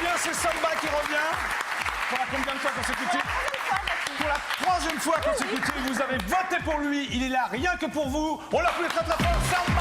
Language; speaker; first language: French; native; French